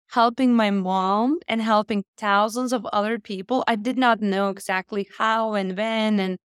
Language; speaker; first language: English; non-native, fluent; Lithuanian